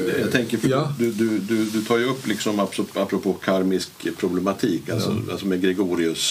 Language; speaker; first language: Swedish; native; Swedish